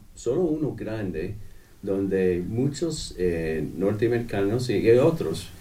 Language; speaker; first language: Spanish; non-native, fluent; English